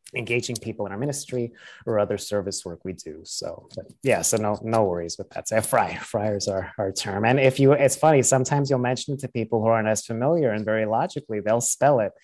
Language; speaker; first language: English; early bilingual, other home language; Spanish